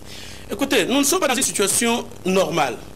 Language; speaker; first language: French; non-native, local second language; Lingala